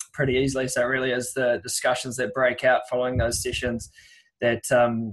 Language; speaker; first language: English; native; English